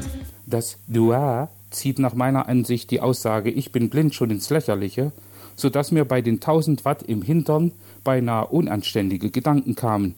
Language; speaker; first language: German; native; German